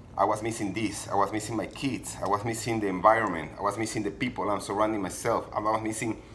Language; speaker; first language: English; non-native, fluent; Spanish